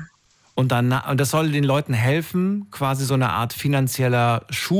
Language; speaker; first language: German; native; German